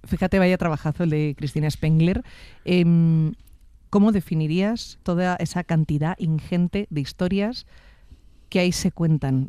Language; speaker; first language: Spanish; native; Spanish